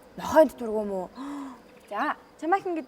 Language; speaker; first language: Mongolian; native; Mongolian